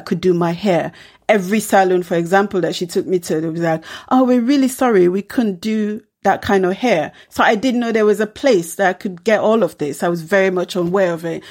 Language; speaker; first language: English; non-native, local second language; Krio